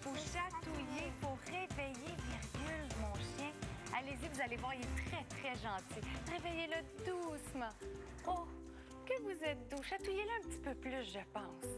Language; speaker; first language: French; native; French